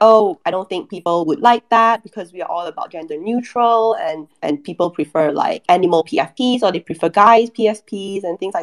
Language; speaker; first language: English; non-native, local second language; Chinese